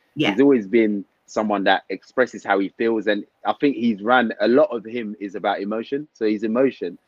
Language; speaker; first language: English; native; English